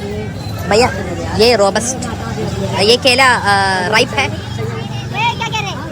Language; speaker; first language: Hindi; non-native, local second language; Malayalam